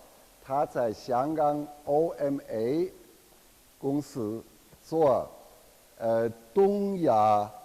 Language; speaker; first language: Chinese; non-native, fluent; German